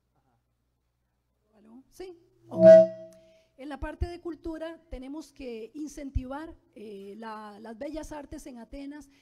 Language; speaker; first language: Spanish; native; Spanish